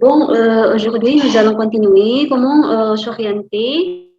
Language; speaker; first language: French; non-native, fluent; Indonesian